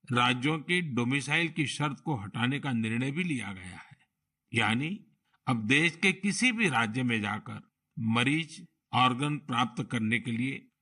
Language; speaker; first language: Hindi; non-native, local second language; Gujarati